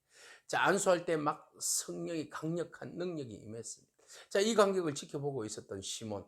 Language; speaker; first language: Korean; native; Korean